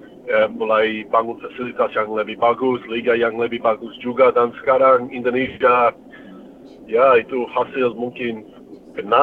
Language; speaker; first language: Indonesian; non-native, fluent; English